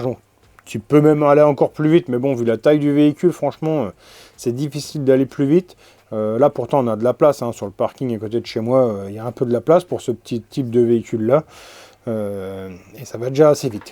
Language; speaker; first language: French; native; French